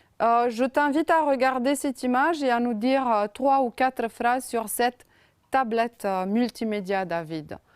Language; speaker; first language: French; non-native, fluent; Romanian